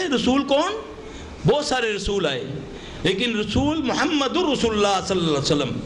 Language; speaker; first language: Urdu; non-native, local second language; Punjabi